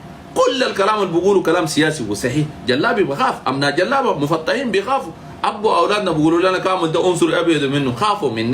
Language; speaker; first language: Arabic; native; Arabic